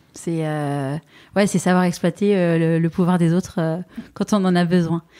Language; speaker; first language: French; native; French